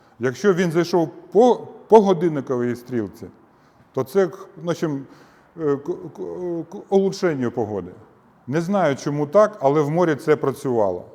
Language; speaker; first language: Ukrainian; non-native, local second language; Russian